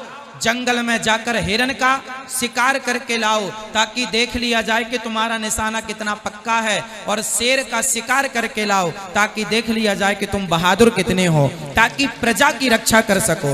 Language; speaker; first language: Hindi; native; Hindi